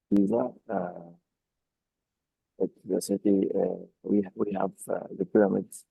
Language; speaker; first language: English; non-native, fluent; Arabic